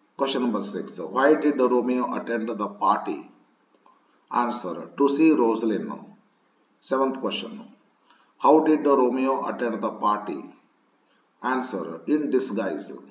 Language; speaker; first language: English; non-native, local second language; Kannada